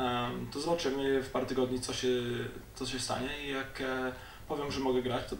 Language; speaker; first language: Polish; early bilingual, heritage; Polish